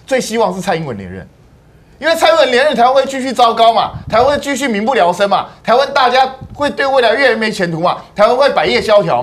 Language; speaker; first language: Chinese; native; Chinese